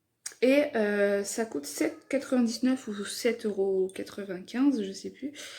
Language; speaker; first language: French; native; French